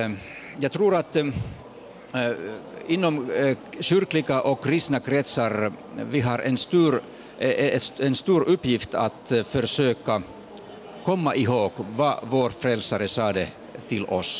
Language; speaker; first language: Swedish; non-native, fluent; Finnish